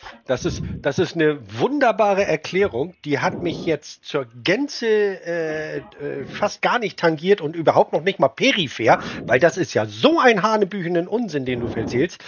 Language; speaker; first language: German; native; German